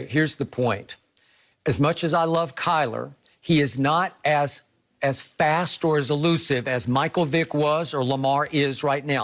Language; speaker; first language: English; native; English